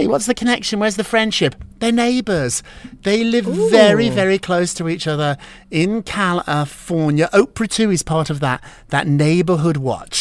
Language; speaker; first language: English; native; English